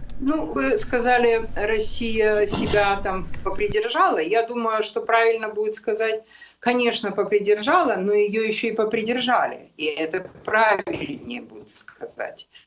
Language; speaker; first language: Russian; non-native, local second language; Ukrainian